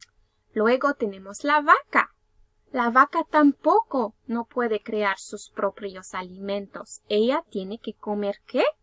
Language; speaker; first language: Spanish; early bilingual, heritage; Spanish